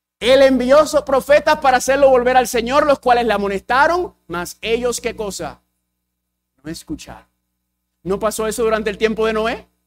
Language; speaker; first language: Spanish; early bilingual, heritage; English